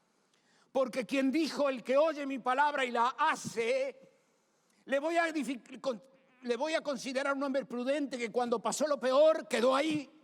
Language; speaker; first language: Spanish; native; Spanish